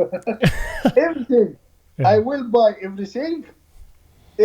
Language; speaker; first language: English; non-native, learner; Arabic